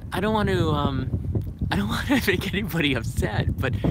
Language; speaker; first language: English; native; English